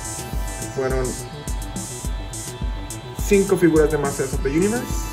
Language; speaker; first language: Spanish; native; Spanish